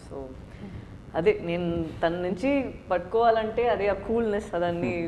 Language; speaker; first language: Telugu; non-native, local second language; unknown